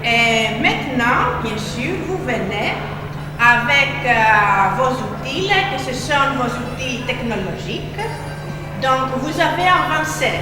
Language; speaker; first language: French; non-native, fluent; Greek